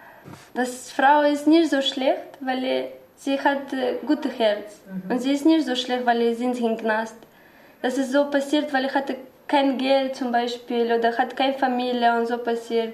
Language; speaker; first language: German; non-native, learner; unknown